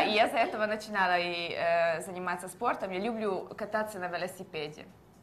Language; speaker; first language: Russian; non-native, learner; Hungarian